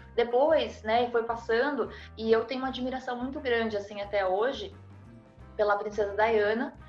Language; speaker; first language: Portuguese; native; Portuguese